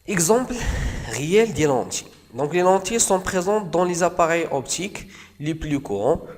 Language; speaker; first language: French; non-native, local second language; Arabic